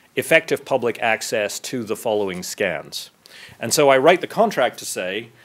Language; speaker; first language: English; native; English